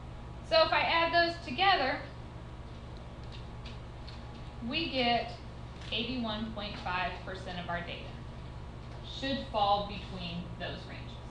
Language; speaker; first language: English; native; English